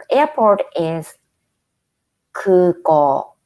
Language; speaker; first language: English; non-native, fluent; Japanese